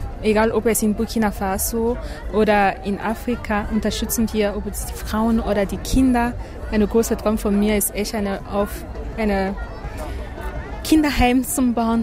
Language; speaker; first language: German; non-native, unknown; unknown